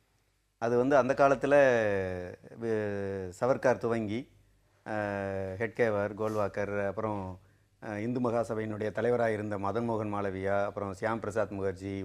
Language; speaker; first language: Tamil; native; Tamil